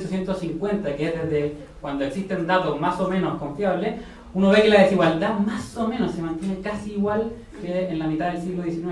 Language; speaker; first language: Spanish; native; Spanish